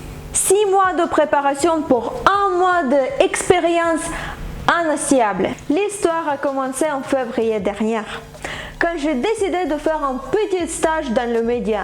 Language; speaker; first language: French; non-native, fluent; Ukrainian